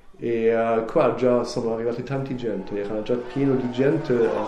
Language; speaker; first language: Italian; non-native, learner; German